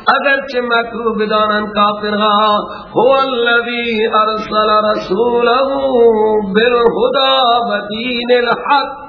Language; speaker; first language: Persian; native; Persian